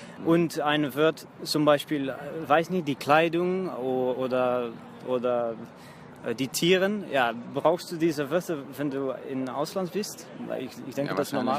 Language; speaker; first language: German; non-native, fluent; Dutch